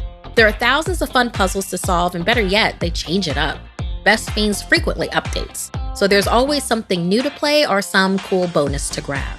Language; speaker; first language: English; native; English